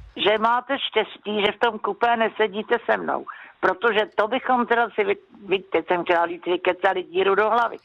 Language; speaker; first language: Czech; native; Czech